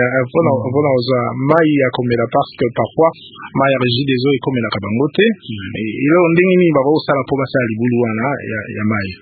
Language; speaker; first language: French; non-native, local second language; Lingala